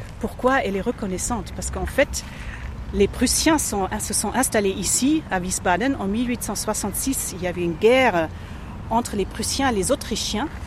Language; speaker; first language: French; non-native, fluent; German